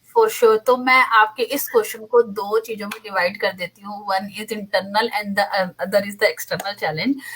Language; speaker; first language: Hindi; native; Hindi